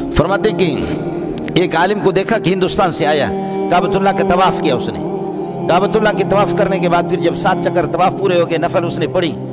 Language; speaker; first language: Urdu; non-native, local second language; Baluchi